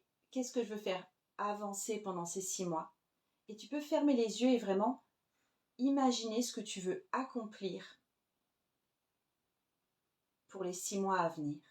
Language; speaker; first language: French; native; French